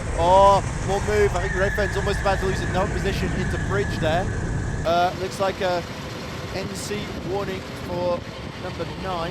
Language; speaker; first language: English; native; English